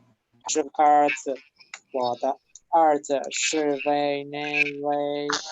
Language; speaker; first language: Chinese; non-native, fluent; Spanish